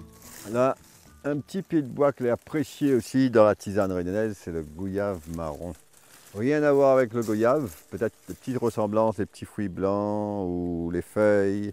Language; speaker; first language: French; native; French